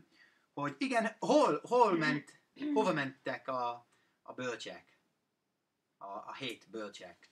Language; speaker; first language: Hungarian; non-native, fluent; English